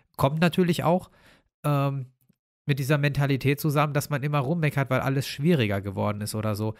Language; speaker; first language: German; native; German